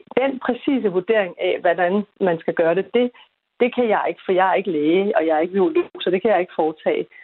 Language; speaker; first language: Danish; native; Danish